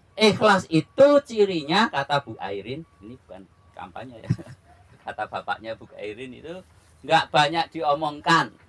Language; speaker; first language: Indonesian; non-native, local second language; Javanese